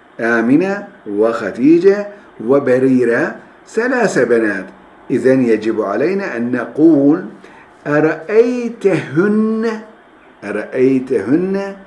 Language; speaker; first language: Arabic; non-native, fluent; Turkish